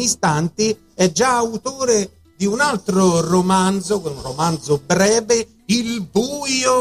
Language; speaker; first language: Italian; native; Italian